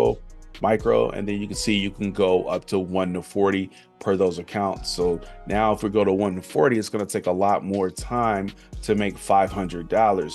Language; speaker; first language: English; native; English